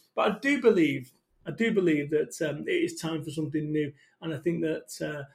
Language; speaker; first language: English; native; English